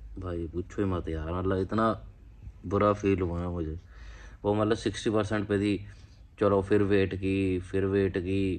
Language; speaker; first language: Hindi; non-native, local second language; Punjabi